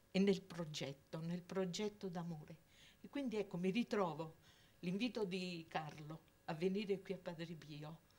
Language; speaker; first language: Italian; native; Italian